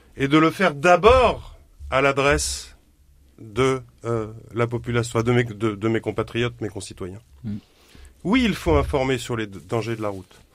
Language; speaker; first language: French; native; French